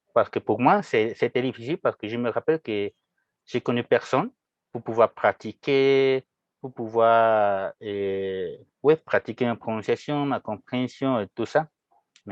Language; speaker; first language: French; non-native, fluent; Spanish